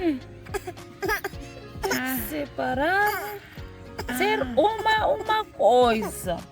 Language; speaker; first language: Portuguese; non-native, local second language; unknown